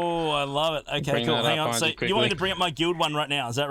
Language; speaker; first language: English; native; English